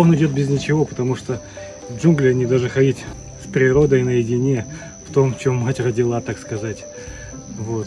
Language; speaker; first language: Russian; native; Russian